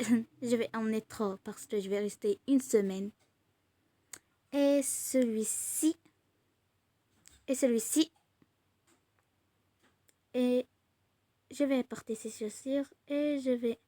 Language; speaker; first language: French; non-native, learner; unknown